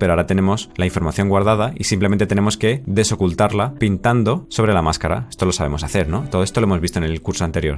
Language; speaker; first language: Spanish; native; Spanish